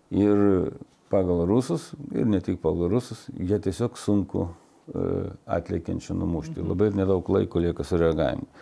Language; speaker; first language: Lithuanian; non-native, local second language; Russian